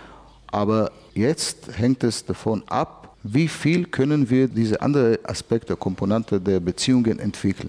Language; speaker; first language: German; non-native, fluent; Hebrew